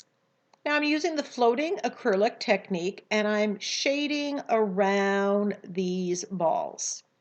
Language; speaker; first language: English; native; English